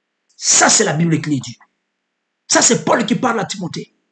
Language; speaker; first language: French; non-native, local second language; Lingala